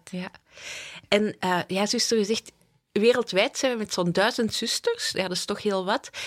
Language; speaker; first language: Dutch; native; Dutch